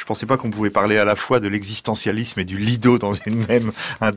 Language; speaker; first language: French; native; French